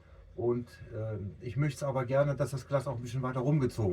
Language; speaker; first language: German; native; German